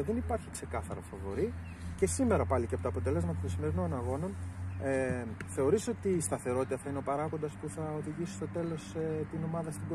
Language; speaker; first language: Greek; native; Greek